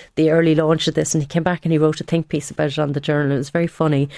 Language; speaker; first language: English; native; English